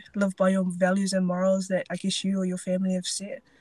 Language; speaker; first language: English; native; English